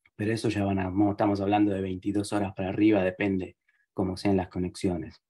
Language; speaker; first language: Spanish; native; Spanish